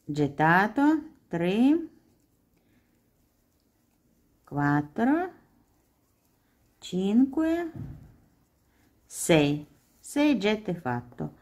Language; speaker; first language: Italian; non-native, learner; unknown